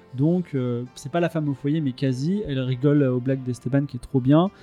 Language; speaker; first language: French; native; French